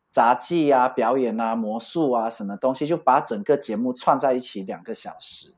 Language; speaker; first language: Chinese; native; Chinese